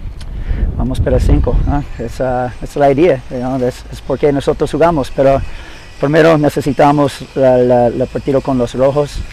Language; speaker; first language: Spanish; non-native, learner; English